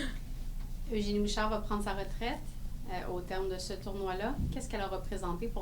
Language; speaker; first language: French; native; French